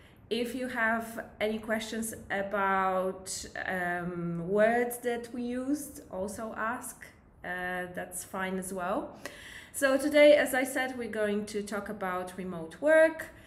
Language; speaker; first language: English; non-native, fluent; Polish